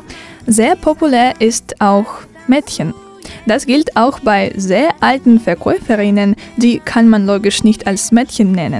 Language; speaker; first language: German; non-native, fluent; Russian